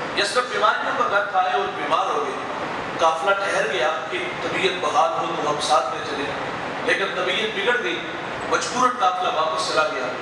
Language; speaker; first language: Urdu; non-native, local second language; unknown